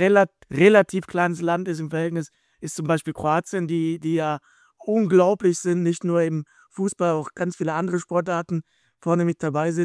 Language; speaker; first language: German; native; German